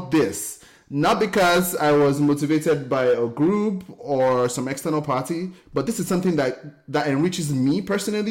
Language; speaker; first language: English; non-native, local second language; Yoruba